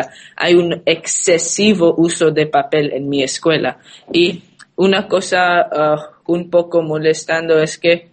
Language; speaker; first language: Spanish; non-native, learner; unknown